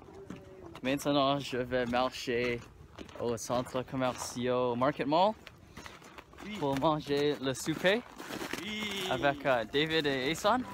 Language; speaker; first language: French; non-native, local second language; English